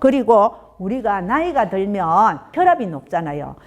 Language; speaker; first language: Korean; native; Korean